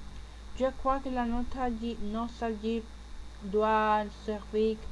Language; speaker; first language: French; non-native, learner; Spanish